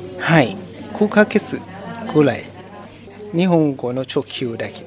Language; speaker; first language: Japanese; non-native, learner; Thai